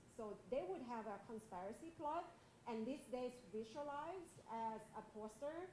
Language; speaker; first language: English; non-native, fluent; Thai